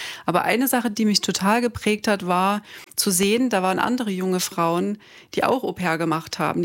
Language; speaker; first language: German; native; German